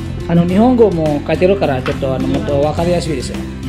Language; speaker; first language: Japanese; non-native, fluent; Balinese